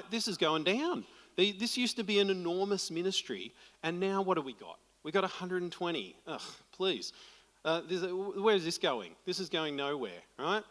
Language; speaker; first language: English; native; English